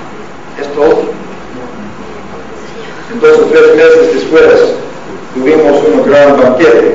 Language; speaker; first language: Spanish; non-native, fluent; English